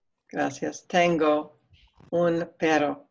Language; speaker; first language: Spanish; non-native, learner; English